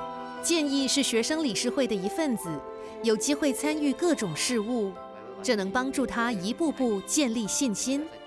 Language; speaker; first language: Chinese; native; Chinese